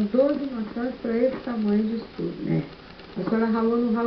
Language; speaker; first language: Portuguese; native; Portuguese